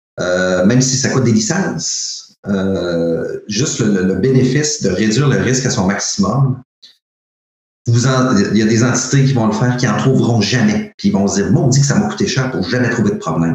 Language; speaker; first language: French; native; French